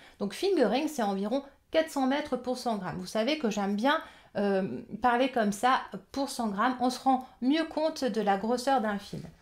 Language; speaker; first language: French; native; French